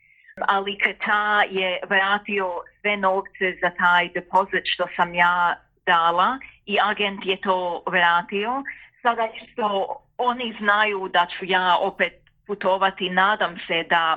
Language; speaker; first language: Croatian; early bilingual, heritage; Croatian